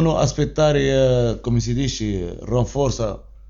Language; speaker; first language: Italian; non-native, learner; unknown